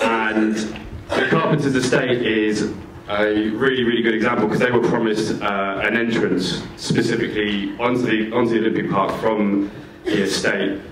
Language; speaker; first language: English; native; English